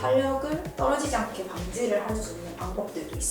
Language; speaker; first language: Korean; native; Korean